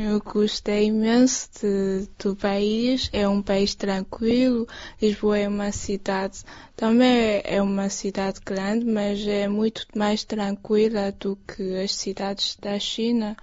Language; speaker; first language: Portuguese; non-native, fluent; Chinese